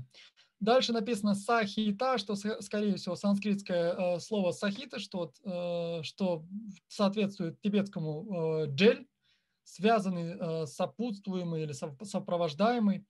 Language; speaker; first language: Russian; native; Russian